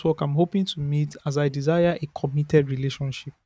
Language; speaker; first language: English; non-native, local second language; Yoruba